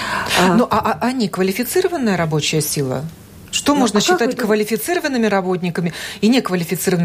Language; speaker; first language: Russian; native; Russian